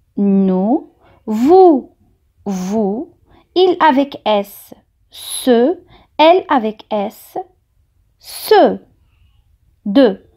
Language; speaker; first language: French; non-native, local second language; Arabic